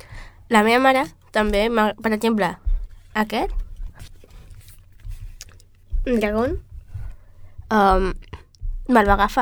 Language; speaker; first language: Catalan; non-native, local second language; Spanish